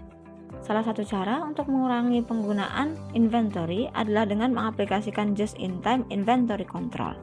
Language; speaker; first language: Indonesian; native; Indonesian